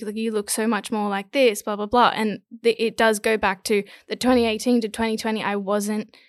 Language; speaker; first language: English; native; English